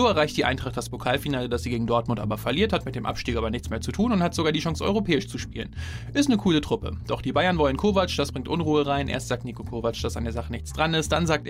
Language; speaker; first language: German; native; German